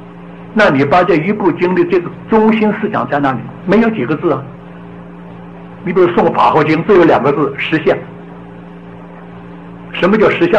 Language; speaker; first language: Chinese; native; Chinese